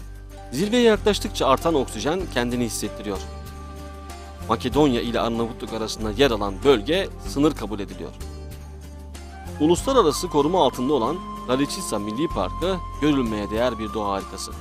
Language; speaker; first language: Turkish; native; Turkish